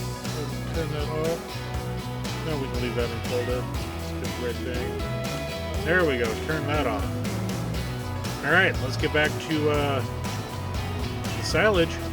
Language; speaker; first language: English; native; English